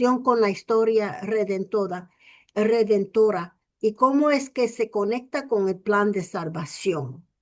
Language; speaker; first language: Spanish; early bilingual, heritage; English